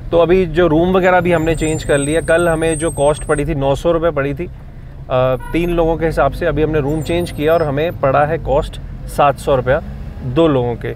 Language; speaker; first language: Hindi; native; Hindi